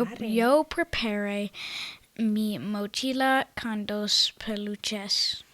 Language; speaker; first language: Spanish; non-native, learner; English